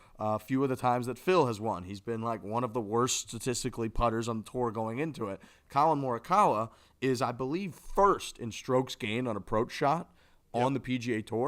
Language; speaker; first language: English; native; English